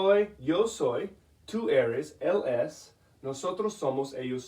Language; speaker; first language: Spanish; non-native, fluent; English